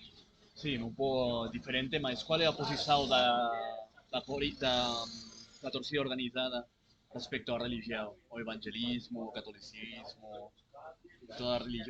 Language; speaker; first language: Portuguese; non-native, learner; Catalan